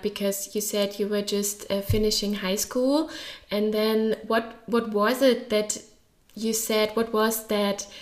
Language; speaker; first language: English; non-native, fluent; German